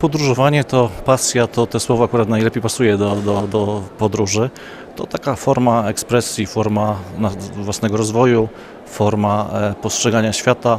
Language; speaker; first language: Polish; native; Polish